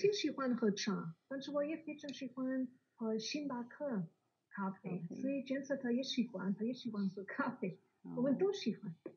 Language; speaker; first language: Chinese; non-native, learner; English